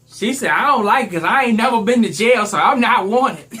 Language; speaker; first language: English; native; English